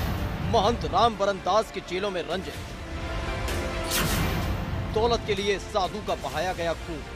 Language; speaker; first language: Hindi; native; Hindi